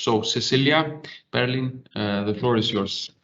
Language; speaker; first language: English; non-native, fluent; Icelandic